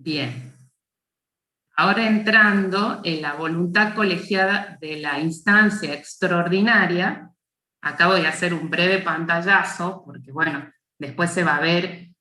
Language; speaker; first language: Spanish; native; Spanish